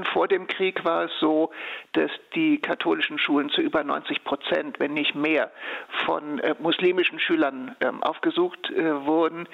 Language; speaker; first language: German; native; German